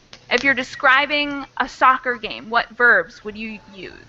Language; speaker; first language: English; native; English